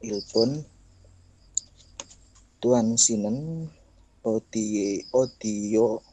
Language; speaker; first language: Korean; non-native, learner; Indonesian